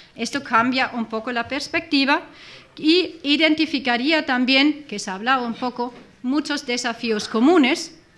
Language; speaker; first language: Spanish; non-native, fluent; German